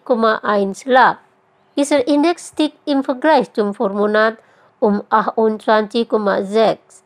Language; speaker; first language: German; non-native, fluent; Indonesian